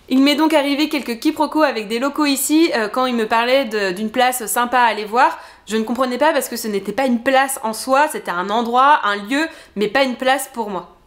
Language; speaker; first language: French; native; French